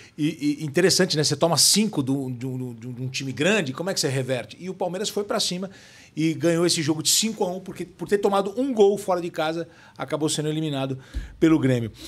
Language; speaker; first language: Portuguese; native; Portuguese